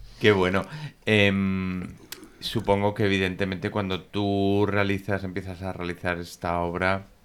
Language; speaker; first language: Spanish; native; Spanish